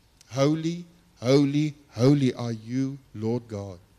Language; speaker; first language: English; non-native, local second language; Afrikaans